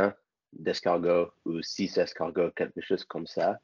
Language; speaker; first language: French; non-native, learner; English